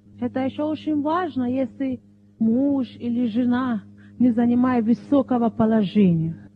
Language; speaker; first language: Russian; non-native, fluent; Yoruba